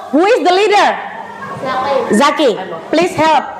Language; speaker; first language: English; non-native, learner; Indonesian